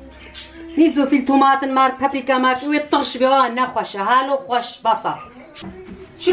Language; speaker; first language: German; non-native, learner; Kurdish